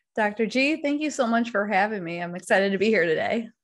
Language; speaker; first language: English; native; English